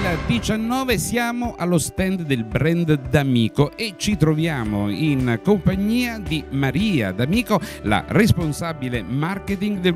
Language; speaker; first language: Italian; native; Italian